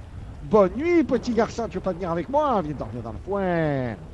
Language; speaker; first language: French; native; French